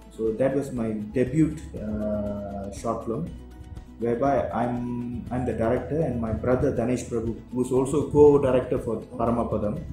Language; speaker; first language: English; non-native, local second language; Tamil